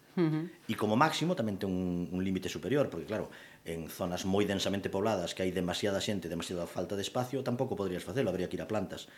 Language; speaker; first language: Galician; native; Galician